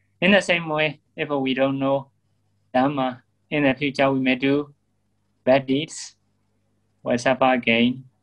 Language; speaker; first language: English; non-native, learner; Burmese